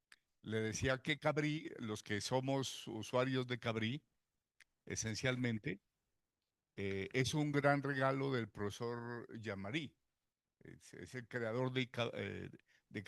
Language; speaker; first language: Spanish; native; Spanish